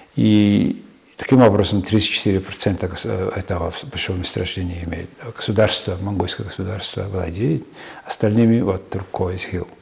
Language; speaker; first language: Russian; non-native, fluent; Mongolian